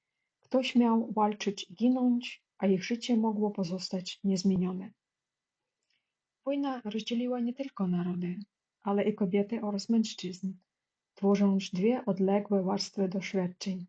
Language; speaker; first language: Polish; non-native, fluent; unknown